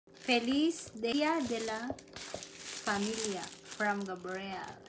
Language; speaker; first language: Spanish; non-native, learner; Filipino